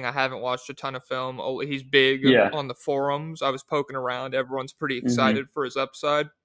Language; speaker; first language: English; native; English